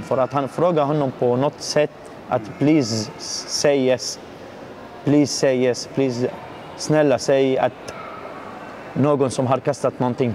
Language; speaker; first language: Swedish; non-native, learner; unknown